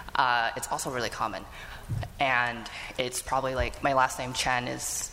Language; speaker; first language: English; native; English